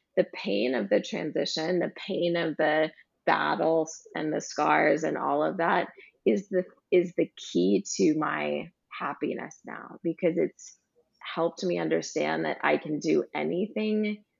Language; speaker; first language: English; native; English